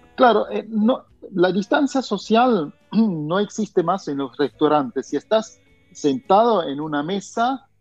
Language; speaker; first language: Spanish; non-native, fluent; German